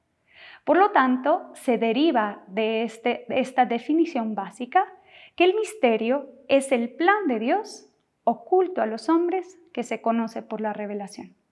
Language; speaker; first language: Spanish; native; Spanish